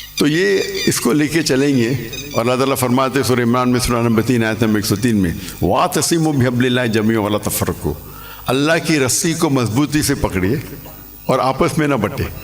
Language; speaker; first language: Urdu; non-native, local second language; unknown